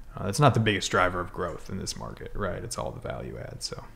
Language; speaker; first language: English; native; English